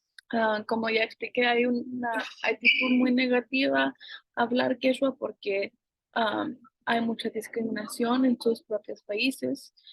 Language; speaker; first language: Spanish; non-native, fluent; English